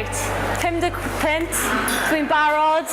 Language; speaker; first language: Welsh; non-native, local second language; English